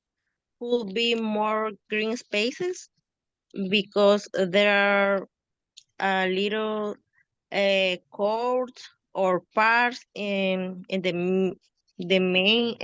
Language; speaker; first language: English; non-native, learner; Spanish